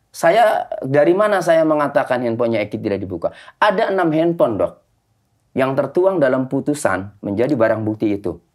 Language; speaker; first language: Indonesian; native; Indonesian